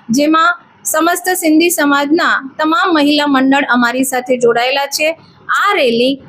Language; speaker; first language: Gujarati; non-native, local second language; Sindhi